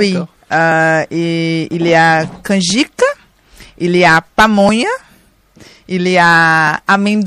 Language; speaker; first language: French; non-native, learner; Portuguese